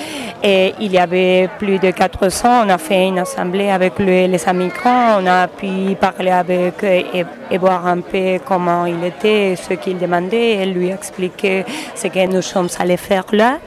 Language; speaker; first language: French; non-native, learner; Spanish